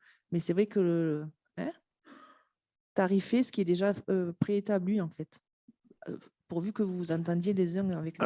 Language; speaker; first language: French; native; French